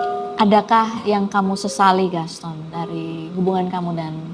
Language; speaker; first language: Indonesian; native; Indonesian